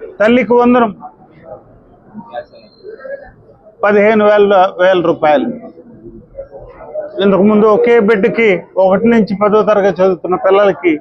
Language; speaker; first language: Telugu; native; Telugu